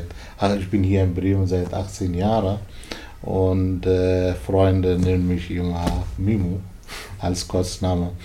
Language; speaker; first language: German; non-native, learner; Arabic